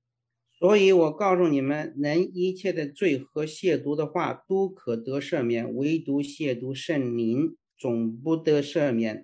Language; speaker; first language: Chinese; native; Chinese